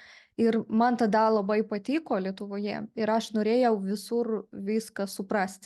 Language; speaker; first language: Lithuanian; non-native, fluent; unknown